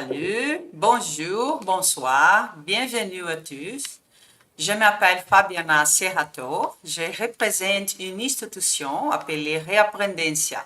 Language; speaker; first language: French; non-native, fluent; Portuguese